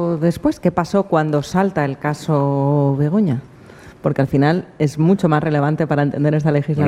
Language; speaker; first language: Spanish; native; Spanish